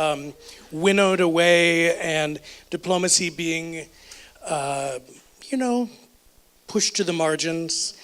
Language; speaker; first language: English; native; English